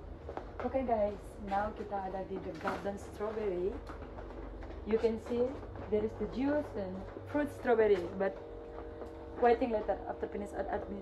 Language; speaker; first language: English; non-native, learner; Indonesian